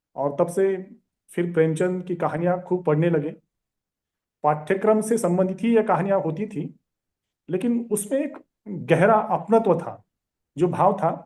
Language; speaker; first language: Hindi; non-native, local second language; Marathi